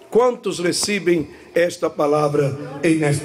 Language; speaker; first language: Portuguese; non-native, learner; Spanish